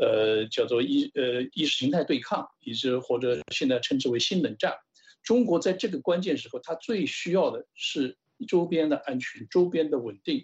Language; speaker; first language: Chinese; native; Chinese